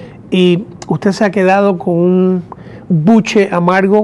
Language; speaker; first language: Spanish; native; Spanish